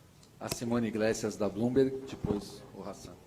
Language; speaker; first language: Portuguese; native; Portuguese